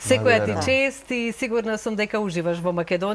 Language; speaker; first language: Macedonian; native; Macedonian